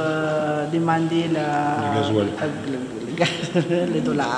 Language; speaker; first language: French; non-native, fluent; Spanish